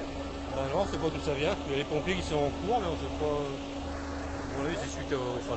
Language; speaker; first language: French; native; French